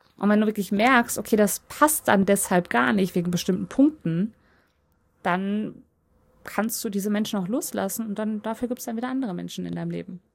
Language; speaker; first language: German; early bilingual, other home language; Polish